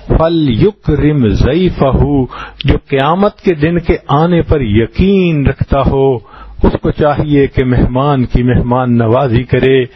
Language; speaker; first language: Urdu; native; Urdu